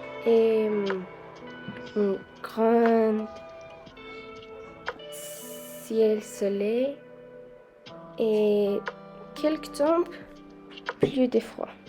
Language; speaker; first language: French; non-native, learner; Spanish